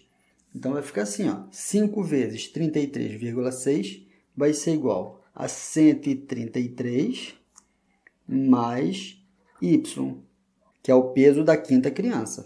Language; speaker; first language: Portuguese; native; Portuguese